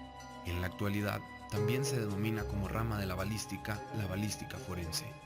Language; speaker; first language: Spanish; native; Spanish